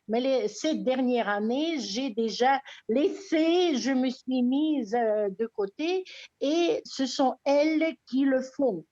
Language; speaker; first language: French; non-native, fluent; Russian